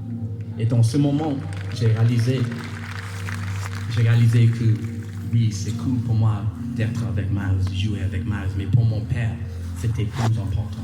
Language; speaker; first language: French; non-native, learner; English